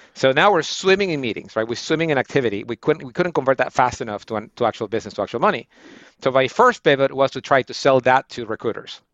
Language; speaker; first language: English; non-native, fluent; Spanish